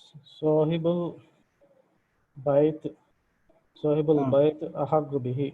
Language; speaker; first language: Arabic; non-native, learner; Divehi